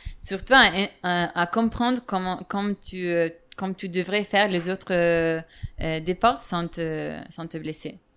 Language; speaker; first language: French; non-native, fluent; Italian